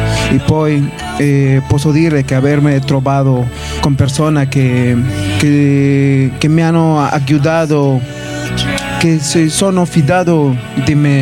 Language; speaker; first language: Italian; non-native, learner; Spanish